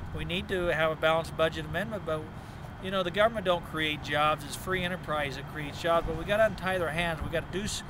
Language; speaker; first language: English; native; English